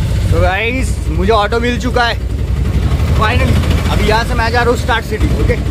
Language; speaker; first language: Hindi; non-native, local second language; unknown